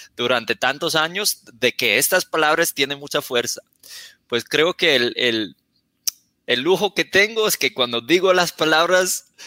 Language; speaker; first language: Spanish; non-native, fluent; English